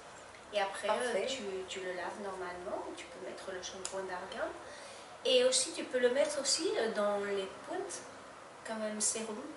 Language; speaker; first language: French; non-native, fluent; Spanish